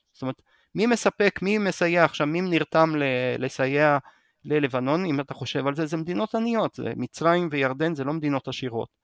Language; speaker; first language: Hebrew; native; Hebrew